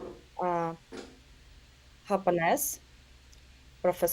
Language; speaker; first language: Spanish; non-native, learner; Russian